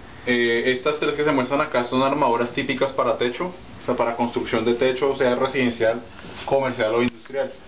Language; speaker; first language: Spanish; native; Spanish